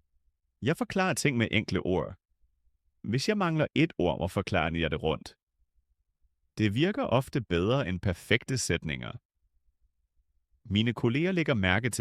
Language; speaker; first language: Danish; non-native, fluent; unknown